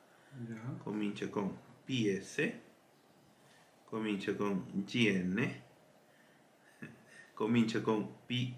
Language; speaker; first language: Italian; non-native, fluent; Spanish